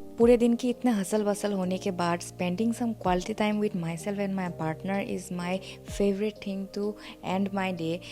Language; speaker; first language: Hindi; non-native, local second language; Bodo